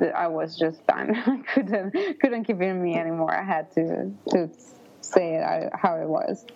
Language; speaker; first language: English; non-native, fluent; Italian